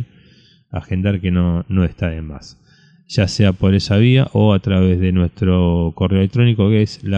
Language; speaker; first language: Spanish; native; Spanish